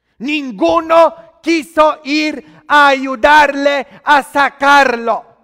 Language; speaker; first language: Spanish; non-native, fluent; Polish